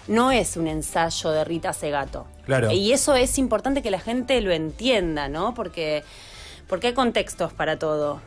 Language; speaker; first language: Spanish; native; Spanish